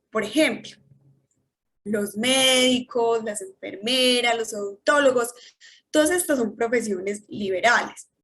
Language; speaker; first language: Spanish; native; Spanish